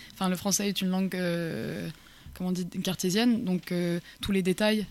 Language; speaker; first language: French; early bilingual, other home language; English